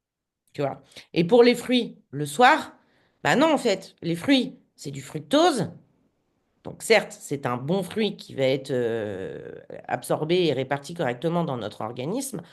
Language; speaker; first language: French; native; French